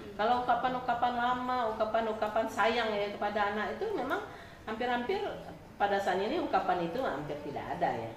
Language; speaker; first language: Indonesian; non-native, local second language; Minangkabau